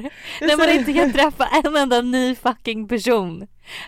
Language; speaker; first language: Swedish; native; Swedish